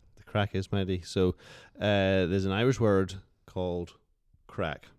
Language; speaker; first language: English; native; English